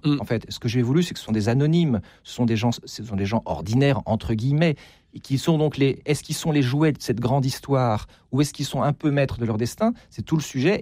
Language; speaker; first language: French; native; French